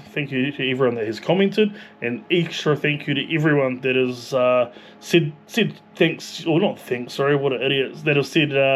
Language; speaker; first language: English; native; English